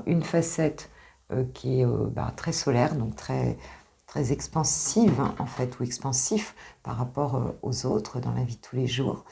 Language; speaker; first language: French; native; French